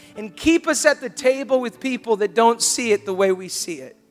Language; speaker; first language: English; native; English